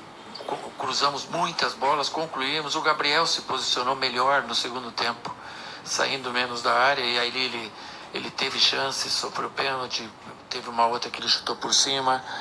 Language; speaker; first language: Portuguese; native; Portuguese